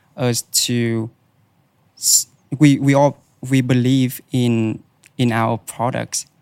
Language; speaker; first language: English; non-native, fluent; Vietnamese